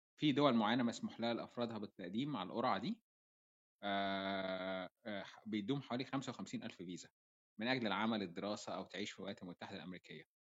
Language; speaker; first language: Arabic; native; Arabic